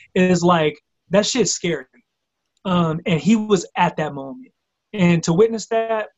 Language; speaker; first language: English; native; English